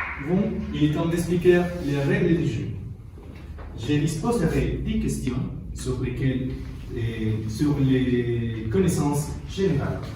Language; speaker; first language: French; non-native, learner; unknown